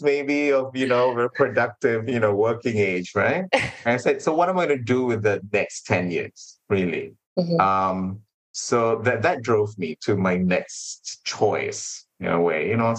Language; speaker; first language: English; non-native, local second language; Malay